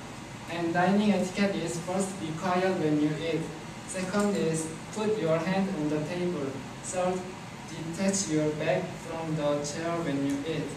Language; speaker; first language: English; non-native, learner; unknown